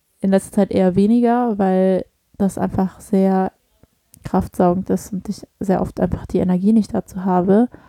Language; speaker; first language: German; early bilingual, other home language; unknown